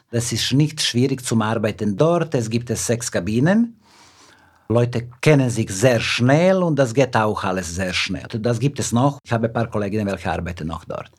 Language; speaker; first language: German; non-native, fluent; Serbian